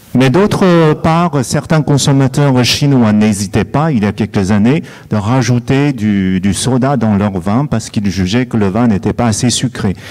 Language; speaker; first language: French; non-native, fluent; Chinese